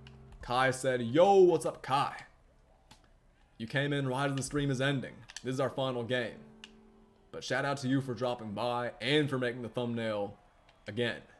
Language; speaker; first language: English; native; English